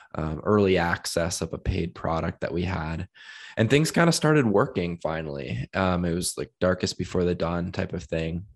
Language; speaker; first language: English; native; English